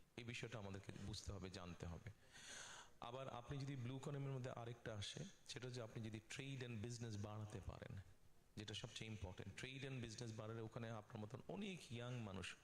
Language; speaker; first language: Bangla; native; Bangla